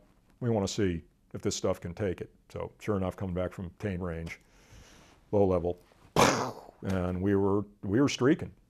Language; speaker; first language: English; native; English